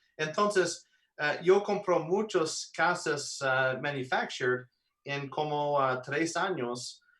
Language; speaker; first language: Spanish; non-native, learner; English